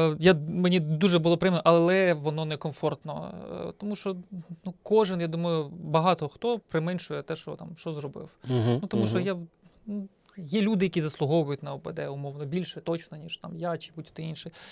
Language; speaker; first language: Ukrainian; native; Ukrainian